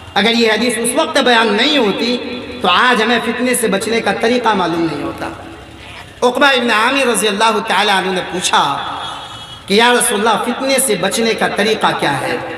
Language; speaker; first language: Urdu; native; Urdu